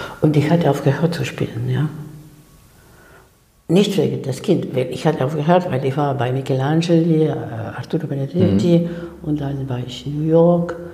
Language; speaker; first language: German; non-native, fluent; Spanish